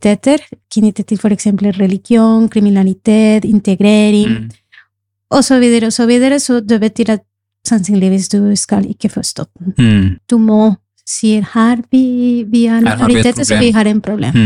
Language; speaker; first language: Norwegian; non-native, fluent; Spanish